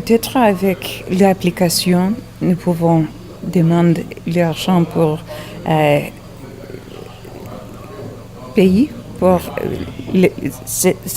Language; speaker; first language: French; non-native, learner; English